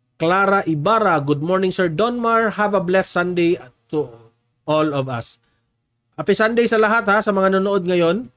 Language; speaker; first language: Filipino; non-native, local second language; Cebuano